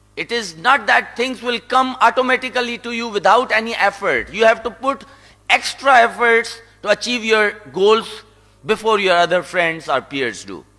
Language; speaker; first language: English; non-native, local second language; Sindhi